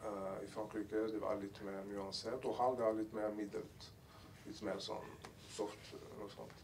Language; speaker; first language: Norwegian; non-native, learner; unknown